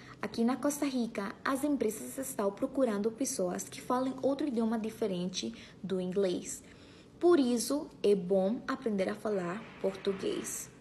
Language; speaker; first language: Portuguese; non-native, learner; Spanish